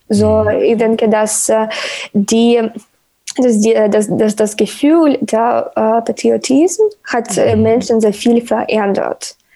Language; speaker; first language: German; non-native, learner; Ukrainian